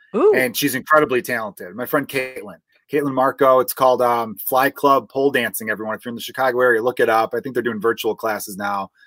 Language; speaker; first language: English; native; English